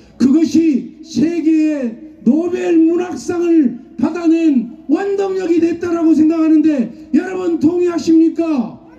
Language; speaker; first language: Korean; native; Korean